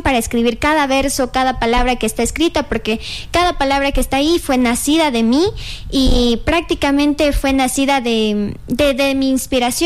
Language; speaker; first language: Spanish; native; Spanish